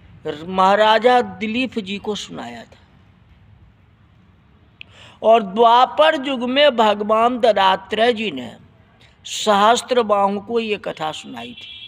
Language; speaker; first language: Hindi; native; Hindi